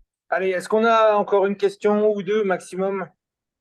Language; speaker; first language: French; native; French